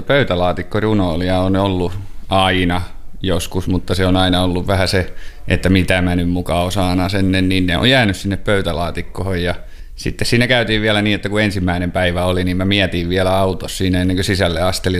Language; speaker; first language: Finnish; native; Finnish